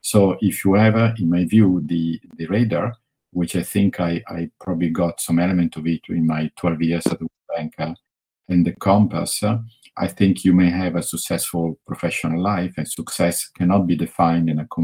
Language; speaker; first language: English; non-native, fluent; Italian